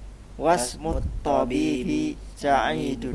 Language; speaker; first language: Arabic; non-native, learner; Indonesian